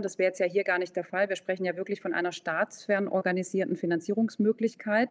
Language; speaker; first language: German; native; German